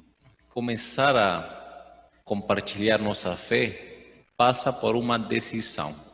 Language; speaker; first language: Portuguese; non-native, fluent; Spanish